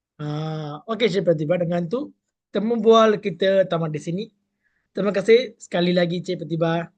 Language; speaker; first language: Malay; non-native, local second language; Tamil